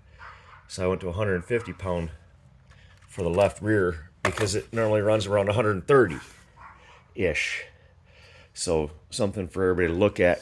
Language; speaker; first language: English; native; English